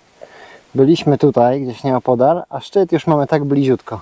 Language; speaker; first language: Polish; native; Polish